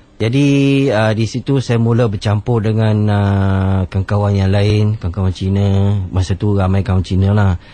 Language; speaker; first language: Malay; non-native, local second language; Chinese